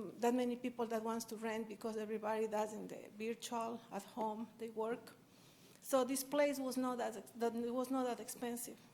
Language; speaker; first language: English; non-native, fluent; Spanish